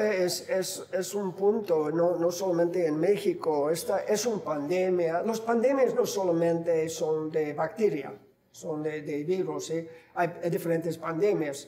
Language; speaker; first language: Spanish; non-native, fluent; English